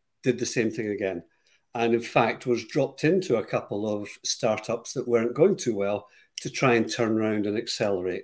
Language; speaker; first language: English; native; English